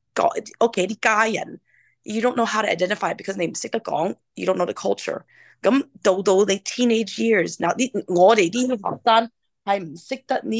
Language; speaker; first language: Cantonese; early bilingual, heritage; English